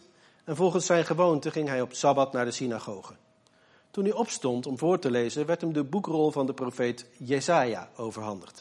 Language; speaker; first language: Dutch; native; Dutch